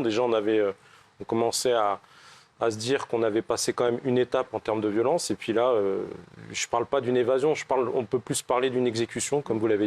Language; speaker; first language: French; native; French